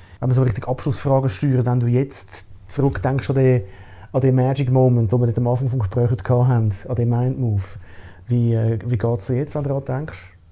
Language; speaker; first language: German; native; German